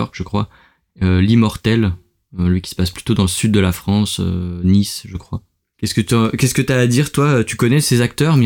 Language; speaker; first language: French; native; French